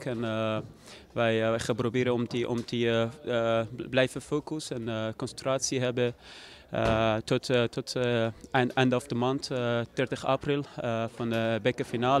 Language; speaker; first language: Dutch; non-native, learner; Persian